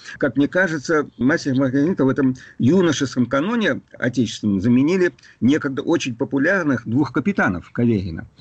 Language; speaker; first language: Russian; native; Russian